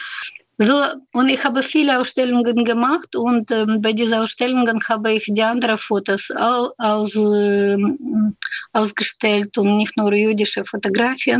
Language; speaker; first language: German; non-native, fluent; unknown